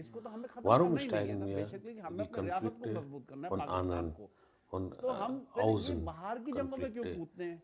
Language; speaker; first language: German; non-native, learner; Urdu